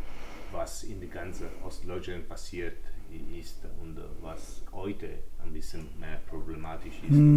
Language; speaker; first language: German; non-native, learner; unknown